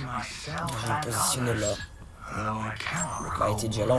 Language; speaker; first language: French; native; French